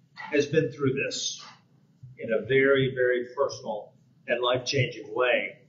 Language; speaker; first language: English; native; English